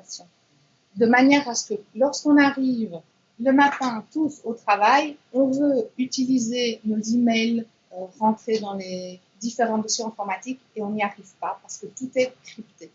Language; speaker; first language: French; native; French